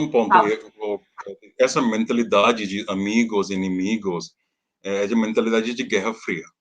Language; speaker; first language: Portuguese; non-native, learner; Hindi